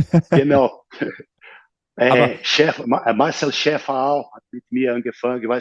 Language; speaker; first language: German; non-native, learner; Portuguese